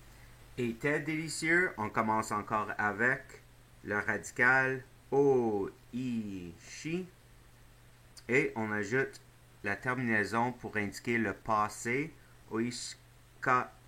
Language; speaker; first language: French; non-native, fluent; English